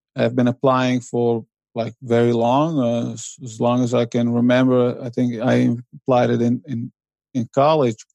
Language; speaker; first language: English; non-native, fluent; Dutch